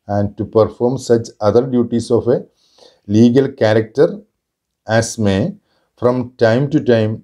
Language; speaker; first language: English; non-native, local second language; Malayalam